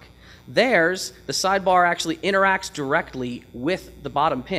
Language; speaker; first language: English; native; English